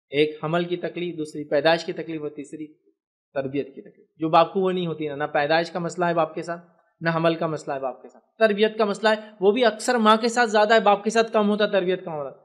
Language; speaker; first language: Urdu; native; Urdu